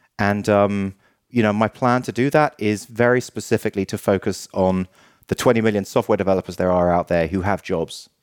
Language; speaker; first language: English; native; English